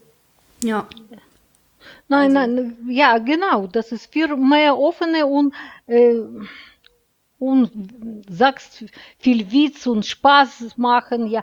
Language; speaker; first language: German; non-native, learner; Russian